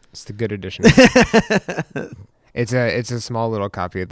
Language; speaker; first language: English; native; English